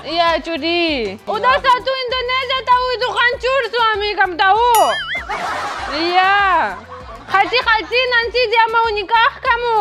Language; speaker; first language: Indonesian; non-native, learner; Russian